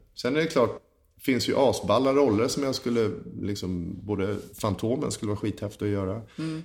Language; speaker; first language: Swedish; native; Swedish